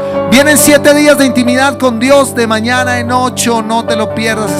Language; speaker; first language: Spanish; native; Spanish